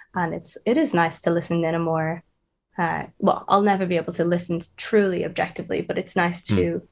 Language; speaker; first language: English; native; English